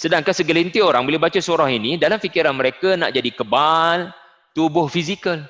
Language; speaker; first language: Malay; native; Malay